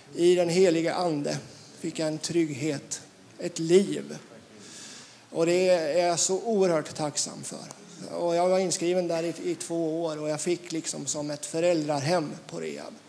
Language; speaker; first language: Swedish; native; Swedish